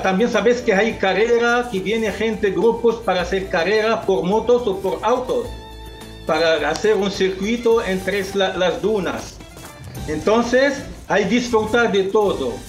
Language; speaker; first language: Spanish; non-native, local second language; Arabic